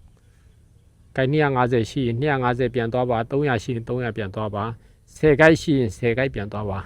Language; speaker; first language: Burmese; native; Burmese